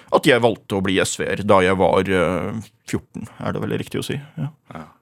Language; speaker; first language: Norwegian; native; Norwegian